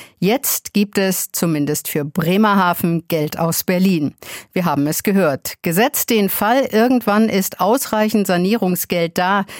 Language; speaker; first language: German; native; German